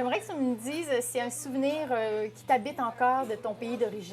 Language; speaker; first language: French; native; French